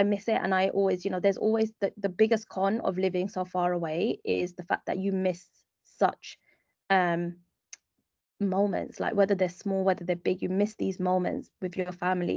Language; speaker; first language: English; native; English